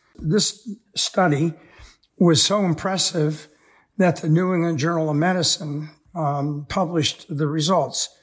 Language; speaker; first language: English; native; English